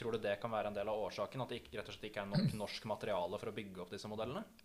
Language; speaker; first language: Norwegian; native; Norwegian